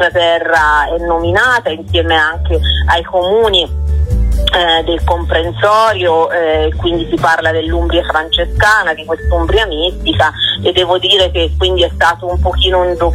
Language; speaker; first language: Italian; native; Italian